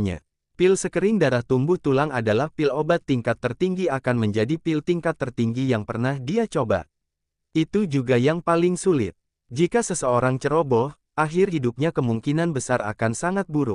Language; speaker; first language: Indonesian; native; Indonesian